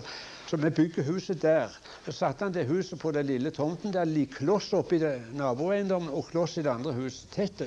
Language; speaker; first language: Norwegian; native; Norwegian